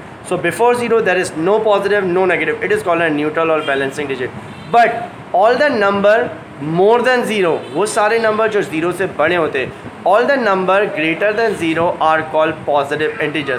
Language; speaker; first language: English; non-native, local second language; Hindi